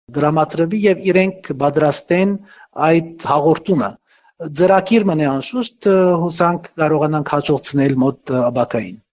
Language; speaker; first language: Armenian; early bilingual, heritage; Armenian